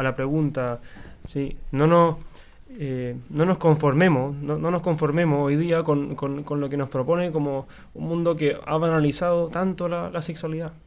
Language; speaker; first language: Spanish; native; Spanish